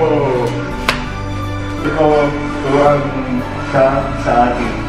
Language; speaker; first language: Filipino; non-native, learner; Arabic